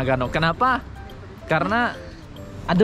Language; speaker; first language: Indonesian; native; Indonesian